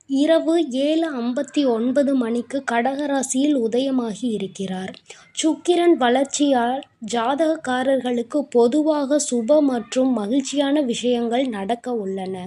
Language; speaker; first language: Tamil; native; Tamil